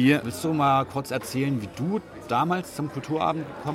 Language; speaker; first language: German; native; German